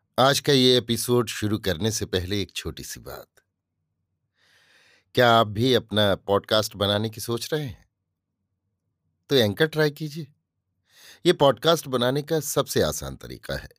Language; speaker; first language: Hindi; native; Hindi